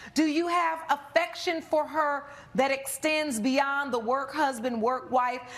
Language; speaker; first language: English; native; English